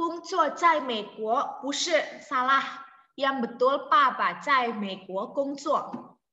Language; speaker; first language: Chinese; non-native, fluent; Indonesian